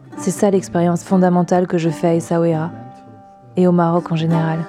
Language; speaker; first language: French; native; French